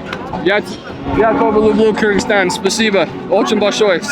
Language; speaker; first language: Russian; non-native, learner; English